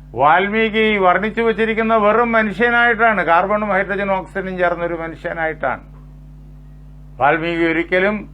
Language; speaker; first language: Malayalam; native; Malayalam